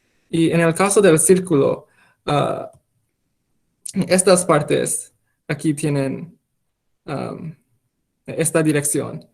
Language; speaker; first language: Spanish; non-native, fluent; English